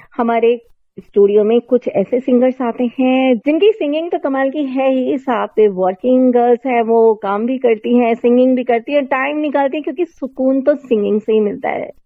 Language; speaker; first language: Hindi; native; Hindi